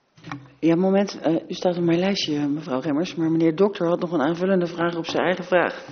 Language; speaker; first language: Dutch; native; Dutch